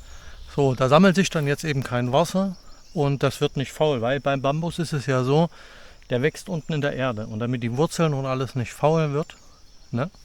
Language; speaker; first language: German; native; German